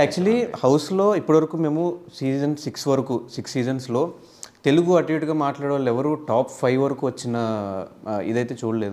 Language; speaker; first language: Telugu; native; Telugu